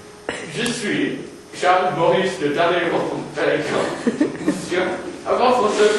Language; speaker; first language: French; non-native, learner; English